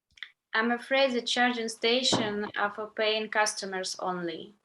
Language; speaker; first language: English; non-native, learner; Ukrainian